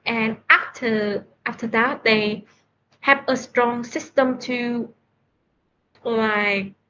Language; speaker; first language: English; non-native, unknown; Vietnamese